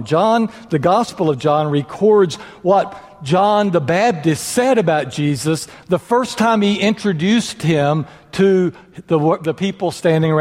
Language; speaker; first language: English; native; English